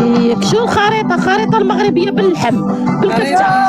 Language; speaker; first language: Arabic; native; Arabic